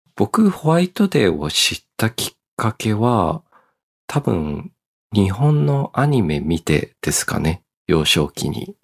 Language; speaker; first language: Japanese; early bilingual, heritage; Japanese